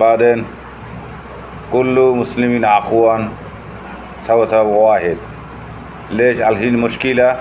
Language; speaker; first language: Arabic; non-native, learner; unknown